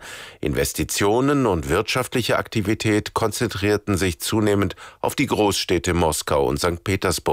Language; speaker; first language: German; native; German